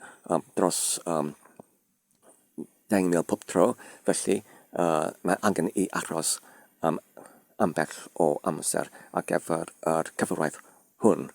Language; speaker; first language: Welsh; non-native, fluent; English